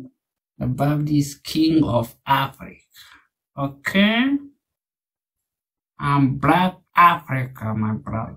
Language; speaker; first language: English; non-native, learner; Amharic